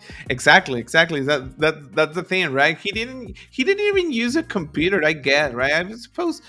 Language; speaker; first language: English; non-native, fluent; Spanish